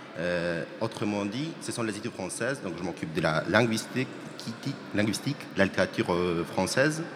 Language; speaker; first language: French; non-native, fluent; Polish